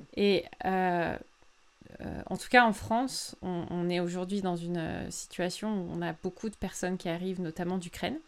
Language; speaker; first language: French; native; French